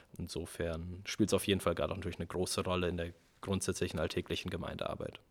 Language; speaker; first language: German; early bilingual, other home language; Russian